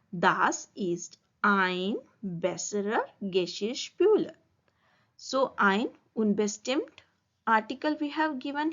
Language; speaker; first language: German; non-native, learner; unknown